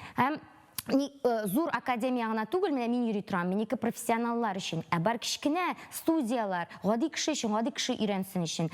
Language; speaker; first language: Tatar; native; Tatar